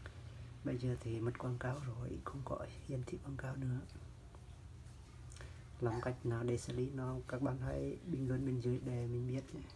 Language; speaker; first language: Vietnamese; non-native, local second language; Jarai